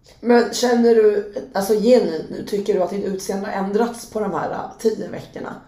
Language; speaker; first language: Swedish; native; Swedish